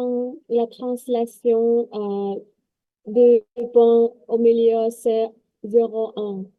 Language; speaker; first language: French; non-native, learner; Vietnamese